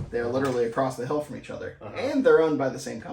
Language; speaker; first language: English; native; English